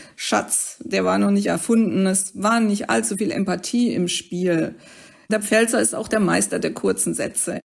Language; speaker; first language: German; native; German